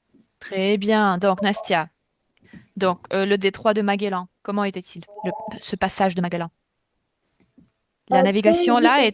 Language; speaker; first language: French; non-native, fluent; Russian